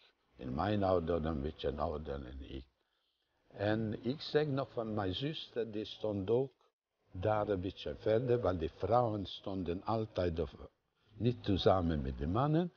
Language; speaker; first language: Dutch; non-native, fluent; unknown